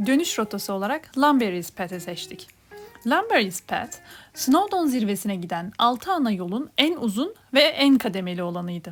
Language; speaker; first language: Turkish; native; Turkish